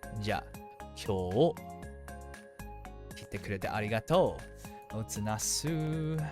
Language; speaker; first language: Japanese; non-native, fluent; English